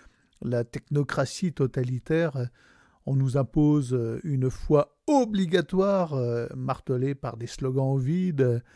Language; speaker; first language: French; native; French